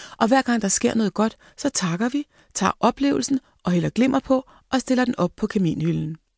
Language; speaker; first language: Danish; native; Danish